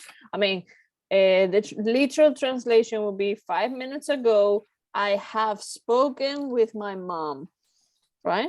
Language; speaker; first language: English; non-native, fluent; Spanish